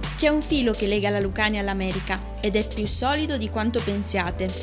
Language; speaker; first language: Italian; native; Italian